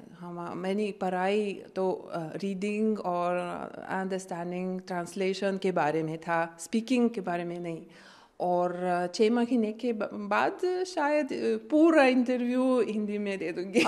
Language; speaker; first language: Hindi; non-native, learner; Lithuanian